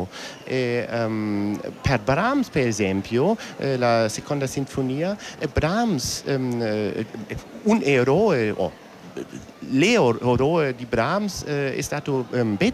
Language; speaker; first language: Italian; non-native, learner; German